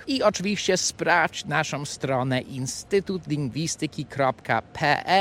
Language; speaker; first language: Polish; non-native, fluent; English